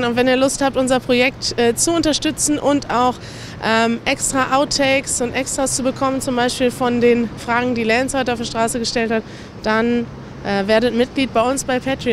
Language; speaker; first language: German; native; German